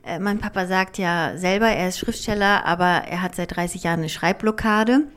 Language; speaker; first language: German; early bilingual, other home language; Greek